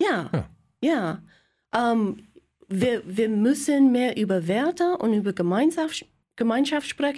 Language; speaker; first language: German; non-native, fluent; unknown